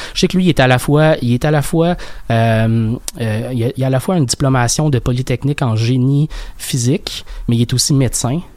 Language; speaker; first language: French; native; French